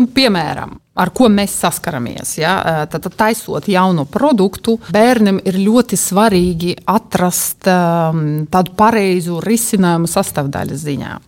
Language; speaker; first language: Latvian; non-native, local second language; Russian